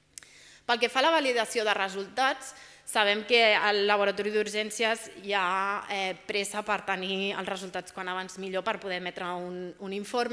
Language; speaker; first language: Catalan; native; Catalan